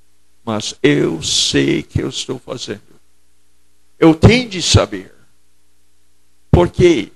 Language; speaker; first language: Portuguese; non-native, fluent; English